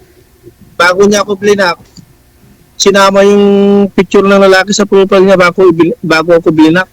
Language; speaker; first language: Filipino; non-native, local second language; Iloko